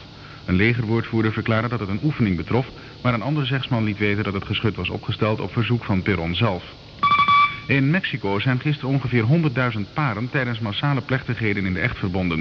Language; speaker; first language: Dutch; native; Dutch